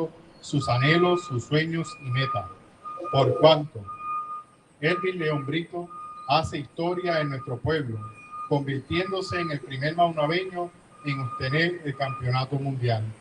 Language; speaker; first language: Spanish; native; Spanish